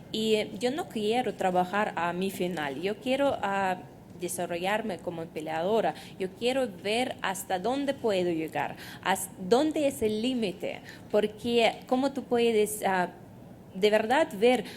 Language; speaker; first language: Spanish; non-native, fluent; Russian